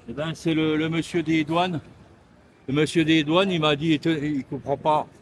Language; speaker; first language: French; native; French